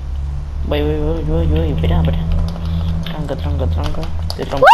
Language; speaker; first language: Spanish; native; Spanish